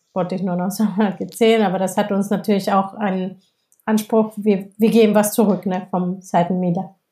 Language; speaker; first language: German; non-native, fluent; Spanish